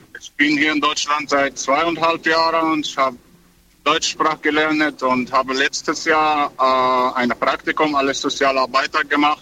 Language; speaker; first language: German; non-native, learner; Arabic